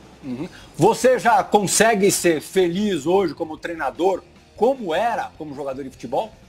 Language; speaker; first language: Portuguese; native; Portuguese